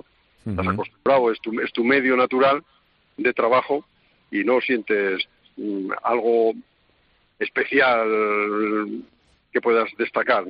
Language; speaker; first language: Spanish; native; Spanish